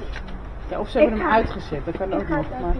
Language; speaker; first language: Dutch; native; Dutch